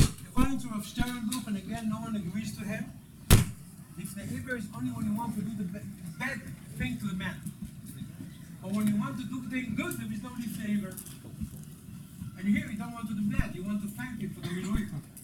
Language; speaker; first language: English; non-native, fluent; Hebrew